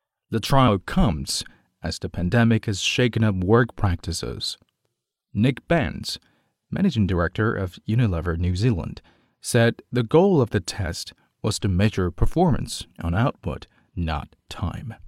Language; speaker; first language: English; non-native, fluent; Chinese